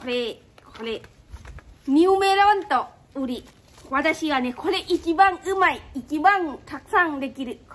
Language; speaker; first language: Japanese; non-native, local second language; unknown